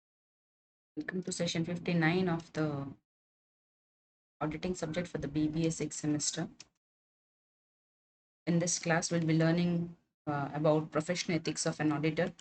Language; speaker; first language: English; non-native, local second language; Kannada